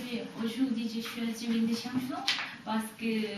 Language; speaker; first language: French; non-native, learner; Korean